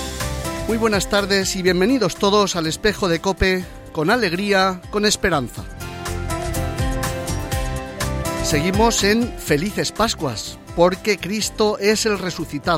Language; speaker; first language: Spanish; native; Spanish